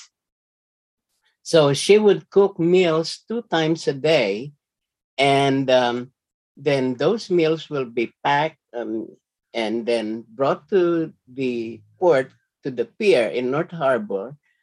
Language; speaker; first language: English; non-native, local second language; Filipino